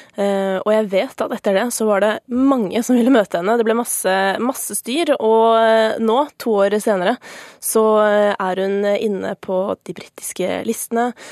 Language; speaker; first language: Norwegian; native; Norwegian